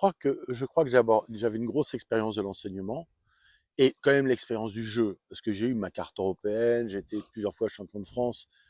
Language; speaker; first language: French; native; French